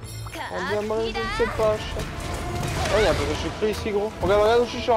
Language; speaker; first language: French; native; French